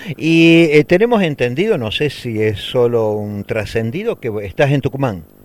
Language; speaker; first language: Spanish; native; Spanish